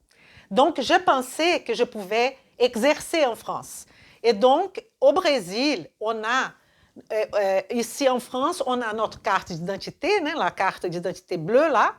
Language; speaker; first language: French; non-native, fluent; Portuguese